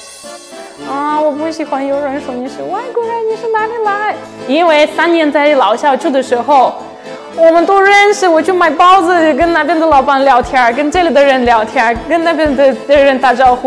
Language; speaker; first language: Chinese; non-native, fluent; Russian